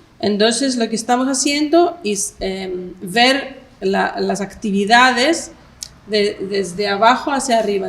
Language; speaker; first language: Spanish; non-native, fluent; Greek